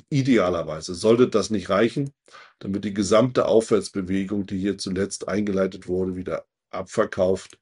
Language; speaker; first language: German; native; German